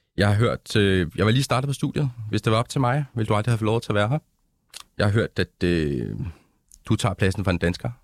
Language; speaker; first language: Danish; early bilingual, other home language; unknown